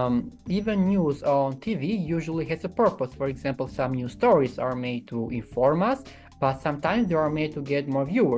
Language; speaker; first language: English; non-native, fluent; Albanian